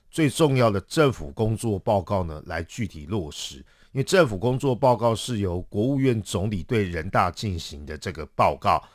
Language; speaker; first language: Chinese; native; Chinese